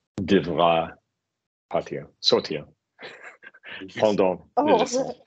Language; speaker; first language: French; non-native, learner; English